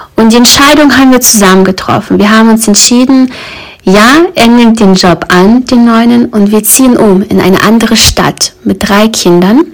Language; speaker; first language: German; early bilingual, other home language; Russian